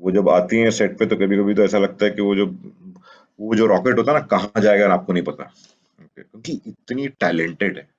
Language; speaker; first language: Hindi; native; Hindi